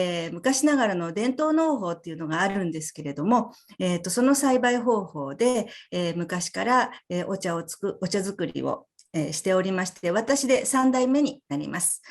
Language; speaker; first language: Japanese; native; Japanese